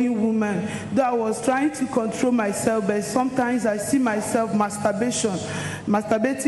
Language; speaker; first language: English; non-native, local second language; Igbo